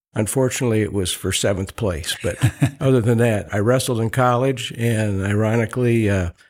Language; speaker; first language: English; native; English